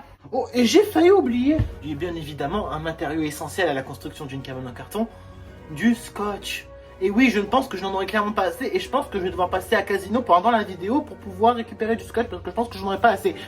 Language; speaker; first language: French; native; French